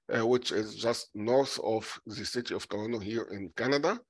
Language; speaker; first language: English; non-native, fluent; Arabic